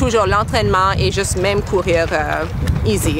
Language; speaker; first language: French; non-native, local second language; English